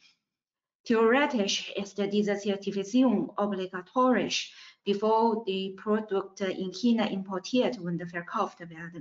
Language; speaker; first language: German; non-native, fluent; Chinese